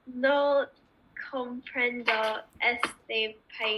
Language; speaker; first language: Spanish; non-native, learner; English